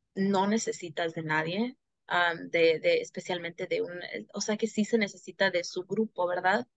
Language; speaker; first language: Spanish; early bilingual, heritage; Spanish